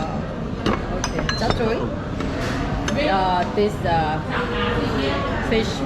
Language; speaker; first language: English; non-native, learner; Vietnamese